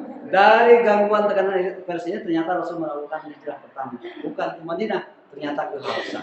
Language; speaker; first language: Indonesian; non-native, local second language; Sundanese